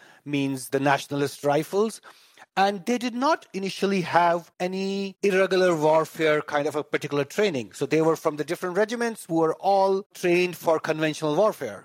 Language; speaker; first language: English; non-native, local second language; Kashmiri